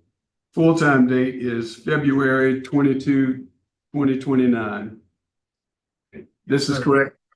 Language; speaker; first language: English; native; English